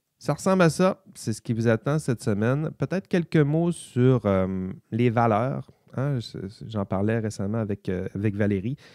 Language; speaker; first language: French; native; French